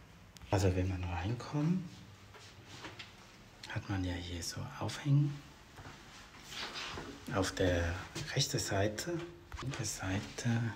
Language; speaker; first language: German; non-native, fluent; Vietnamese